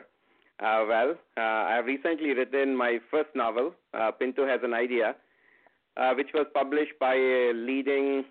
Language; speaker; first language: English; non-native, local second language; Hindi